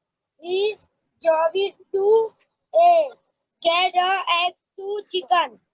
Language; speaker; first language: English; non-native, learner; Hindi